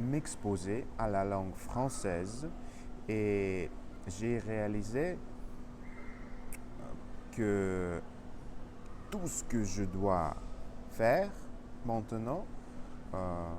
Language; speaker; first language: French; non-native, learner; Russian